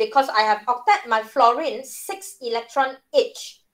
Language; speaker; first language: English; non-native, local second language; Malay